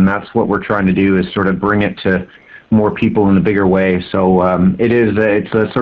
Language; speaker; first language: English; native; English